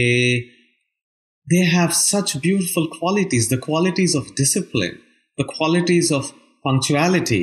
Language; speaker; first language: English; non-native, local second language; Bangla